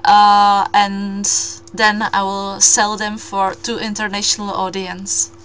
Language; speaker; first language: English; non-native, fluent; Czech